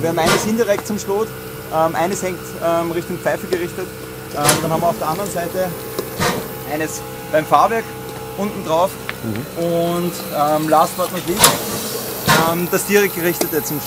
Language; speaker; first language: German; native; German